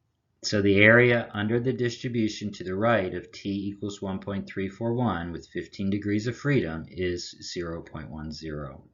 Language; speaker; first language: English; native; English